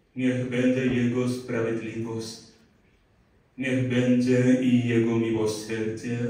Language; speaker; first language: Polish; non-native, fluent; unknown